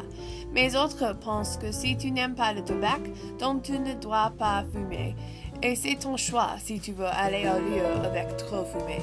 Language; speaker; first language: French; non-native, learner; English